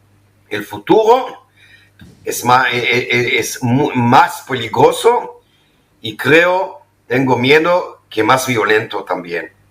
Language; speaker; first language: Spanish; non-native, fluent; Hebrew